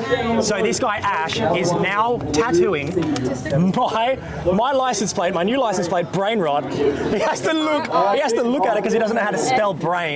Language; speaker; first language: English; native; English